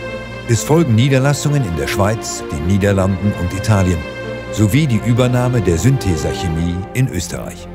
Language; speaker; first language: German; native; German